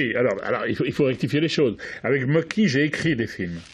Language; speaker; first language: French; native; French